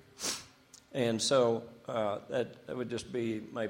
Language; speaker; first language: English; native; English